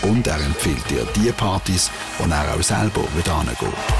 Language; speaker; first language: German; native; German